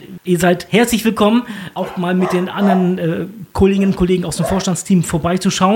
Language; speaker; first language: German; native; German